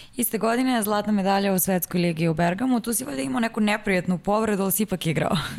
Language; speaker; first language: Serbian; native; Serbian